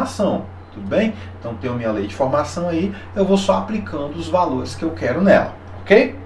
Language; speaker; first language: Portuguese; native; Portuguese